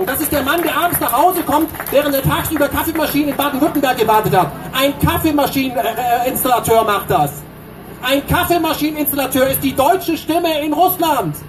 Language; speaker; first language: German; native; German